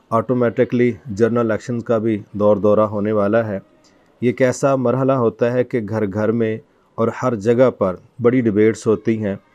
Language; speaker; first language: Urdu; non-native, local second language; Punjabi